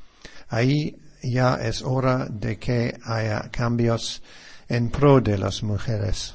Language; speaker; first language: Spanish; non-native, fluent; English